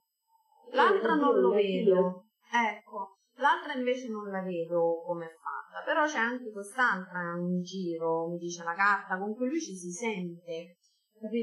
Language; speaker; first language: Italian; native; Italian